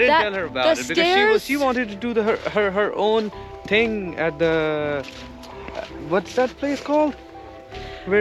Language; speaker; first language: English; non-native, fluent; Hindi